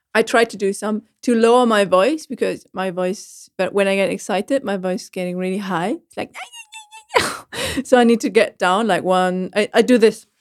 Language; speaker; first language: English; non-native, fluent; German